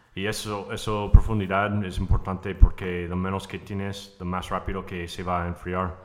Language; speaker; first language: Spanish; non-native, fluent; English